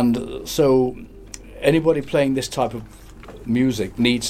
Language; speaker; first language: English; native; English